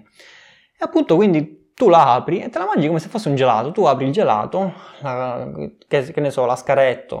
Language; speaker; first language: Italian; native; Italian